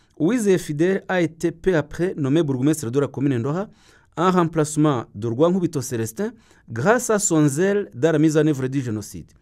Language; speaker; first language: French; non-native, local second language; Kinyarwanda